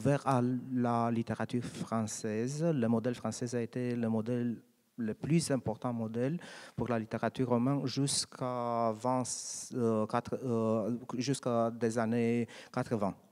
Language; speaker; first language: French; non-native, learner; Romanian